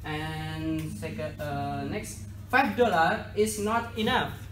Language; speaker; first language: English; non-native, learner; Indonesian